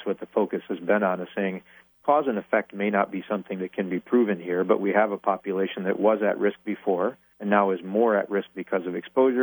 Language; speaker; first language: English; native; English